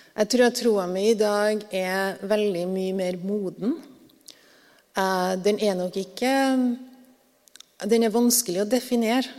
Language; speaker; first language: Norwegian; native; Norwegian